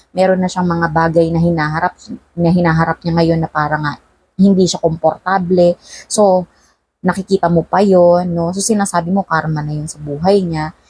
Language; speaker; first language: Filipino; non-native, local second language; Cebuano